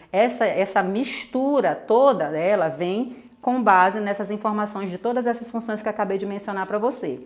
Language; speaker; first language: Portuguese; native; Portuguese